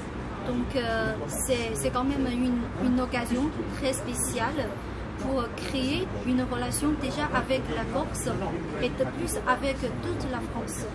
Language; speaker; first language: French; non-native, fluent; Chinese